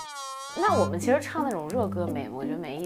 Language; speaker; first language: Chinese; native; Chinese